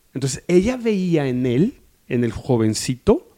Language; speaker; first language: Spanish; native; Spanish